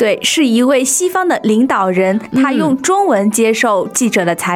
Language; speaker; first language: Chinese; native; Chinese